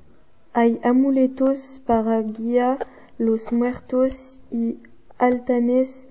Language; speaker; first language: Spanish; non-native, learner; French